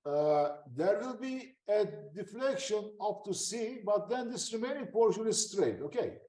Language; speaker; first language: English; non-native, fluent; Turkish